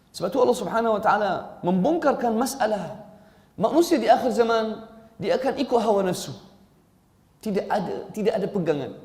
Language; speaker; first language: Malay; non-native, fluent; Arabic